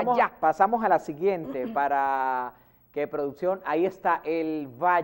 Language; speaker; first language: Spanish; native; Spanish